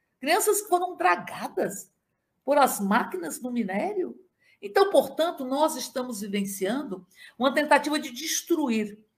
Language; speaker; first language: Portuguese; native; Portuguese